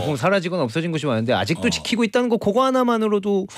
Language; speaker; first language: Korean; native; Korean